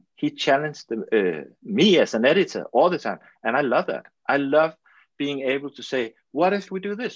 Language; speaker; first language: English; non-native, fluent; Danish